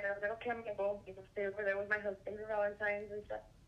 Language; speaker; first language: English; early bilingual, other home language; Spanish